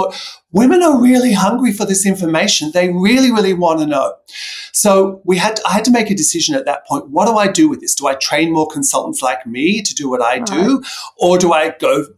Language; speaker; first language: English; native; English